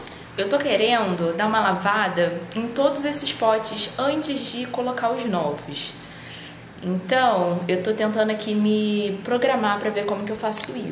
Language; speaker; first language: Portuguese; native; Portuguese